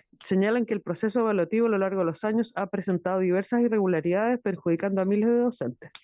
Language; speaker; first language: Spanish; native; Spanish